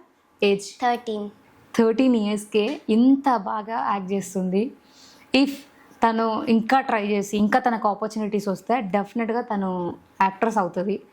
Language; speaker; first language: Telugu; native; Telugu